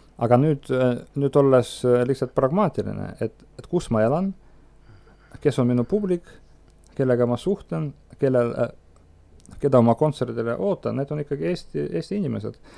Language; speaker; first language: Estonian; non-native, local second language; Russian